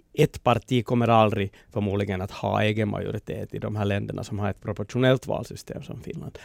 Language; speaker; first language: Swedish; native; Swedish